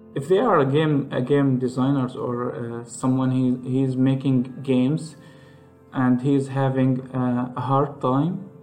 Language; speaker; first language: English; non-native, fluent; Arabic